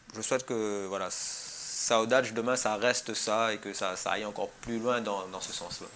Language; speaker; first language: French; native; French